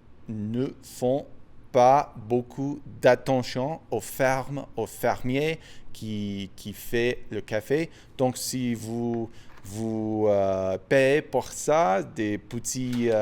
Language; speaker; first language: French; non-native, fluent; English